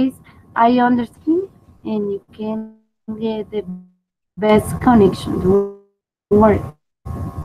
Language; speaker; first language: English; non-native, fluent; Spanish